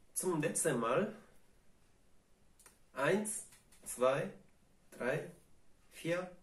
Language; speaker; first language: German; non-native, fluent; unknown